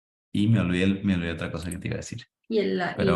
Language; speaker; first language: Spanish; native; Spanish